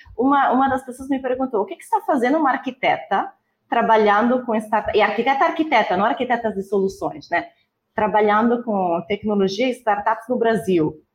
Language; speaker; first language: Portuguese; non-native, fluent; Italian